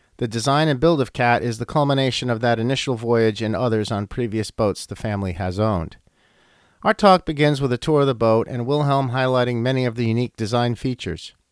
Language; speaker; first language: English; native; English